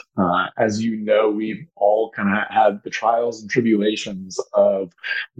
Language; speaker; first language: English; native; English